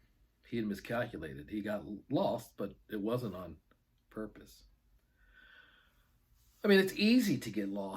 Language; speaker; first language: English; native; English